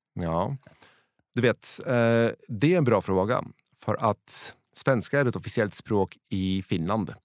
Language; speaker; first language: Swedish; non-native, fluent; Polish